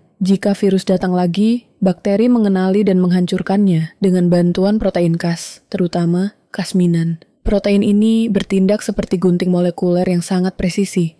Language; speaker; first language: Indonesian; native; Indonesian